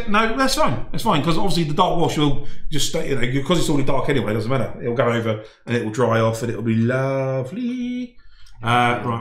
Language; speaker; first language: English; native; English